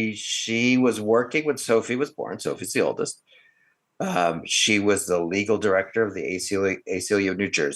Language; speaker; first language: English; native; English